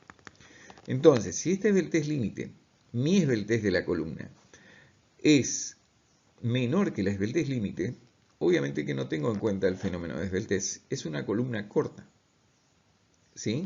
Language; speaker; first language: Spanish; native; Spanish